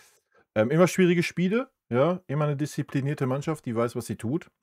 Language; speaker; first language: German; native; German